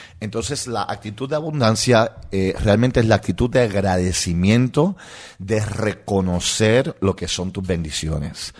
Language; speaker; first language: Spanish; non-native, local second language; English